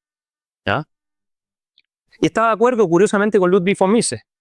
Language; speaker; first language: Spanish; native; Spanish